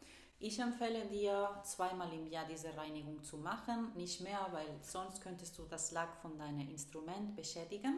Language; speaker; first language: German; non-native, fluent; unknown